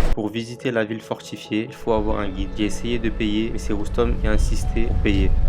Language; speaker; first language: French; native; French